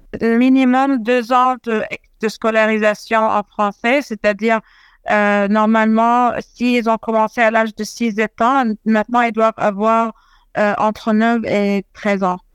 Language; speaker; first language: French; non-native, fluent; Arabic